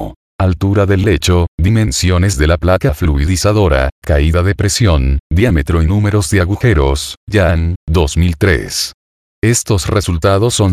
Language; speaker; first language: Spanish; native; Spanish